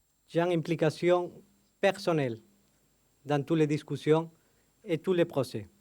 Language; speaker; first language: French; non-native, fluent; Spanish